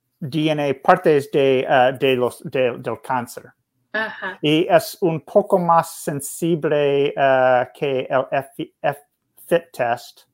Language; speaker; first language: Spanish; non-native, learner; English